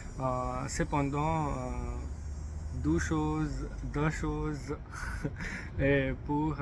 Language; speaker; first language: French; non-native, learner; English